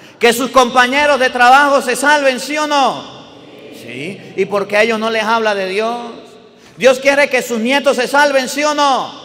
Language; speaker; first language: Spanish; native; Spanish